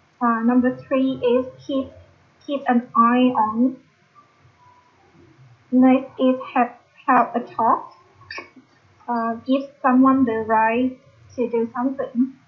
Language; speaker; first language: English; non-native, learner; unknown